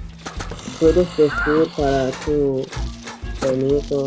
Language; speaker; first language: Spanish; non-native, learner; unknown